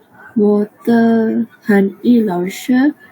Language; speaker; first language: Chinese; non-native, learner; Indonesian